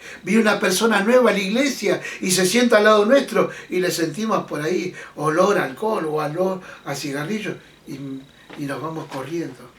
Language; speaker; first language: Spanish; native; Spanish